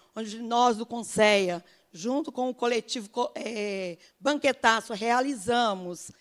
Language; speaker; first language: Portuguese; native; Portuguese